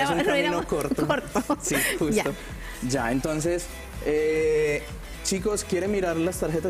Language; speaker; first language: Spanish; native; Spanish